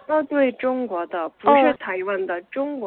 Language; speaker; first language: Chinese; non-native, learner; Korean